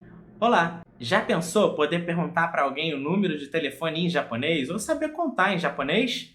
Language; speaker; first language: Portuguese; native; Portuguese